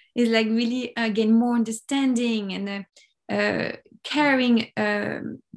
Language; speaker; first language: English; non-native, fluent; French